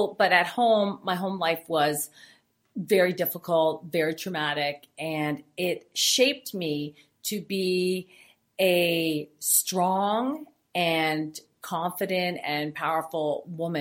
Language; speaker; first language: English; native; English